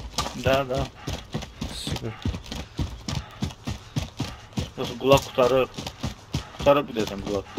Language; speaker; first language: Russian; non-native, learner; Azerbaijani